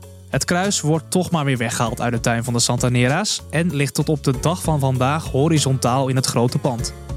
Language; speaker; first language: Dutch; native; Dutch